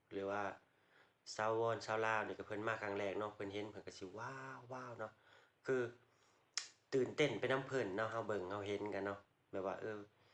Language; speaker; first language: Thai; non-native, local second language; Lao